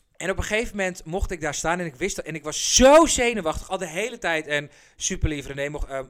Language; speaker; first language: Dutch; early bilingual, other home language; Persian